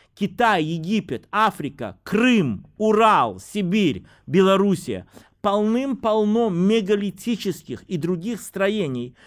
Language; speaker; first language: Russian; native; Russian